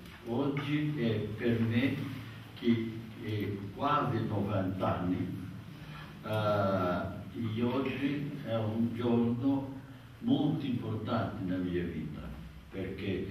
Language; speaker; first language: Italian; non-native, fluent; Portuguese